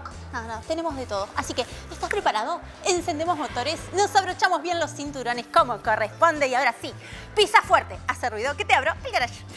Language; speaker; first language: Spanish; native; Spanish